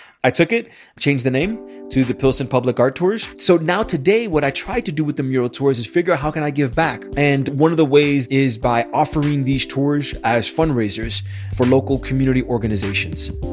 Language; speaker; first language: English; native; English